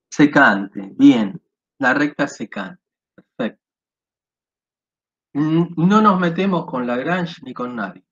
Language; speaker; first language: Spanish; native; Spanish